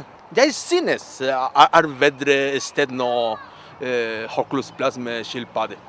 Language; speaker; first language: Norwegian; non-native, learner; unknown